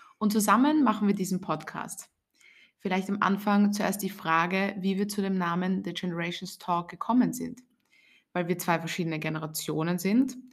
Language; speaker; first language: German; native; German